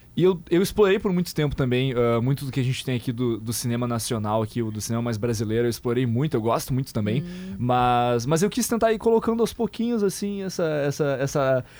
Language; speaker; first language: Portuguese; early bilingual, other home language; English